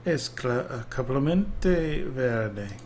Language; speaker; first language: Spanish; non-native, learner; English